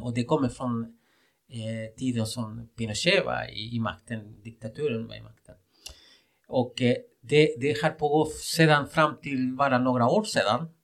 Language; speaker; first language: Swedish; non-native, fluent; Spanish